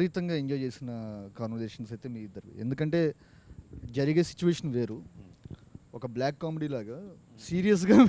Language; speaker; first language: Telugu; native; Telugu